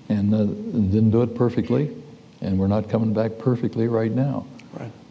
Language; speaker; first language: English; native; English